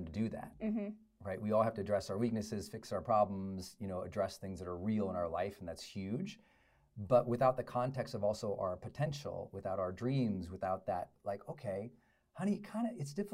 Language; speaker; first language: English; native; English